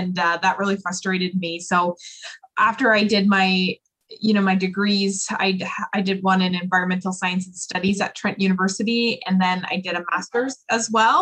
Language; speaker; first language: English; native; English